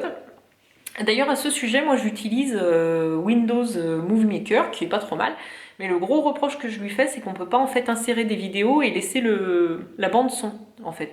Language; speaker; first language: French; native; French